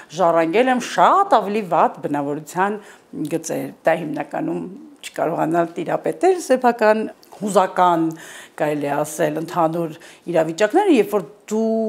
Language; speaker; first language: Armenian; native; Armenian